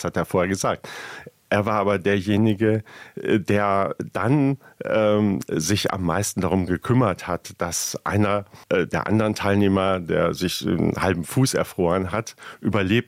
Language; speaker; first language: German; native; German